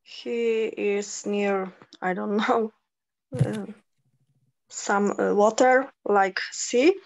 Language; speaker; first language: English; non-native, learner; Polish